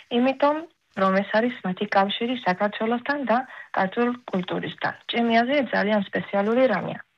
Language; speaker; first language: Georgian; early bilingual, heritage; Hebrew